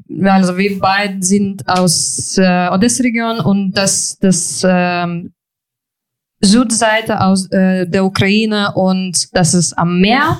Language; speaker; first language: German; non-native, fluent; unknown